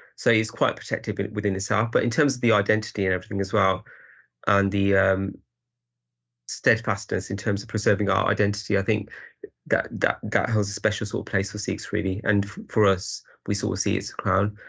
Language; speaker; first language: English; native; English